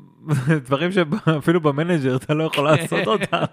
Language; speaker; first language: Hebrew; native; Hebrew